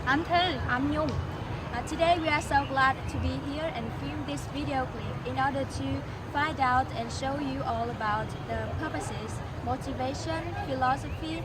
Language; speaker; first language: English; non-native, learner; Vietnamese